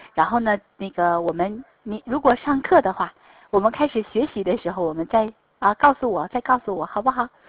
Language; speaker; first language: Chinese; native; Chinese